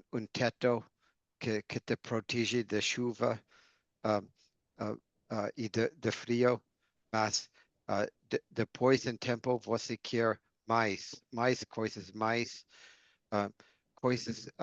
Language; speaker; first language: Portuguese; non-native, learner; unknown